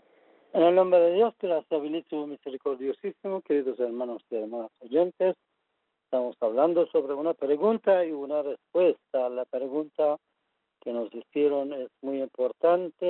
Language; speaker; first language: Spanish; non-native, fluent; Persian